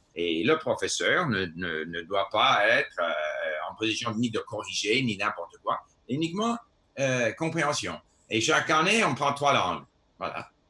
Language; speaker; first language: French; non-native, fluent; English